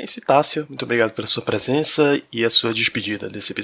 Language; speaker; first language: Portuguese; native; Portuguese